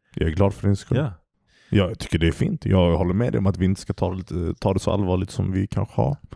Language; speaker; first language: Swedish; early bilingual, other home language; Turkish